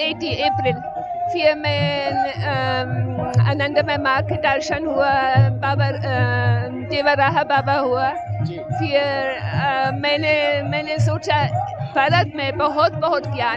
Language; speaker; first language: Hindi; non-native, learner; German